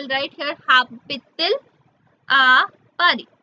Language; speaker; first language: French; non-native, learner; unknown